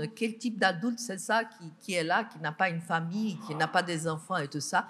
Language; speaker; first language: French; non-native, fluent; Portuguese